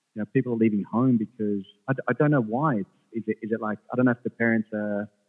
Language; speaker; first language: English; early bilingual, other home language; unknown